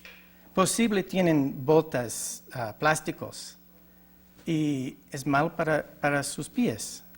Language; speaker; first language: Spanish; non-native, learner; English